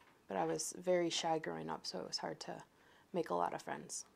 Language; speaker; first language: English; native; English